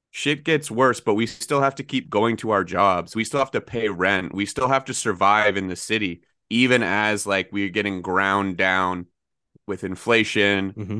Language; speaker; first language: English; native; English